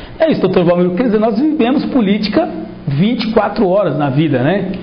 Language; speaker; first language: Portuguese; native; Portuguese